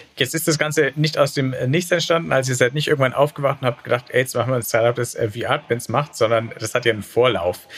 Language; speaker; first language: German; native; German